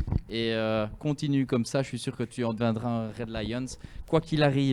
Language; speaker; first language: French; native; French